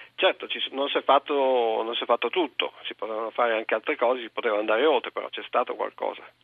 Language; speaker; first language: Italian; native; Italian